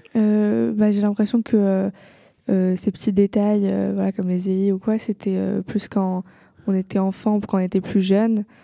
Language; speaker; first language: French; native; French